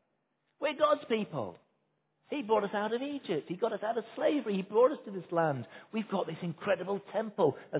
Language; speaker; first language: English; native; English